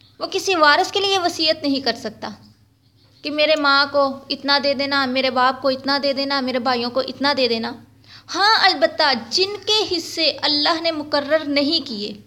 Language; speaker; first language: Urdu; native; Urdu